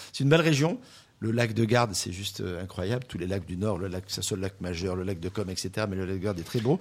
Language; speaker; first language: French; native; French